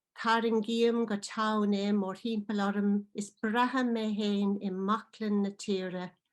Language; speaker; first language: Irish; non-native, local second language; English